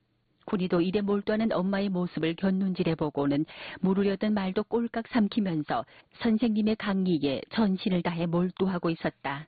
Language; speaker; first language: Korean; native; Korean